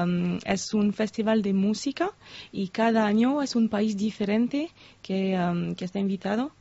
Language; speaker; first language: Spanish; non-native, fluent; French